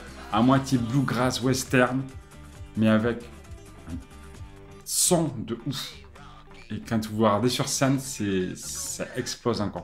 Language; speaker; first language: French; native; French